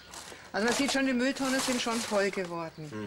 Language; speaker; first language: German; native; German